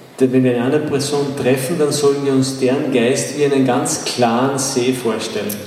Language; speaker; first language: German; native; German